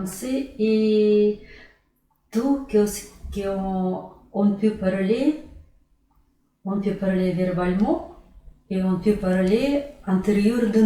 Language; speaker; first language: French; non-native, learner; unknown